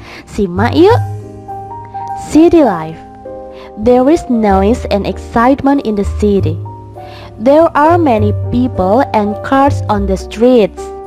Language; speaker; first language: English; non-native, fluent; Indonesian